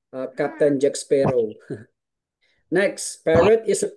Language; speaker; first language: English; non-native, fluent; Indonesian